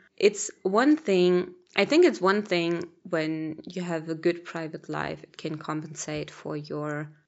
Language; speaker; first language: English; non-native, fluent; German